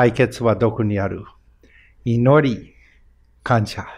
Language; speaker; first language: Japanese; non-native, fluent; English